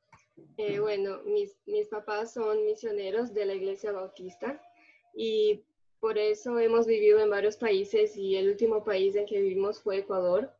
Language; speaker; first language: Spanish; early bilingual, other home language; Portuguese